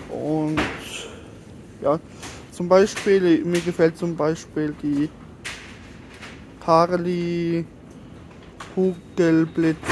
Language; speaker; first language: German; non-native, fluent; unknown